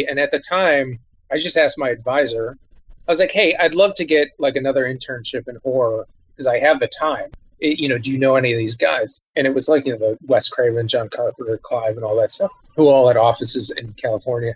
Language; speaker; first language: English; native; English